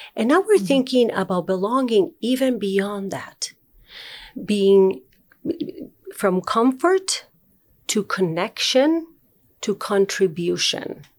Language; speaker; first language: English; non-native, fluent; Spanish